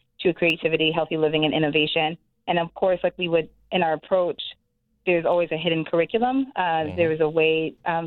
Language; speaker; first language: English; native; English